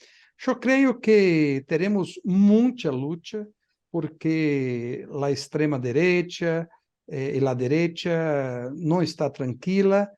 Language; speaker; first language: Spanish; non-native, fluent; Portuguese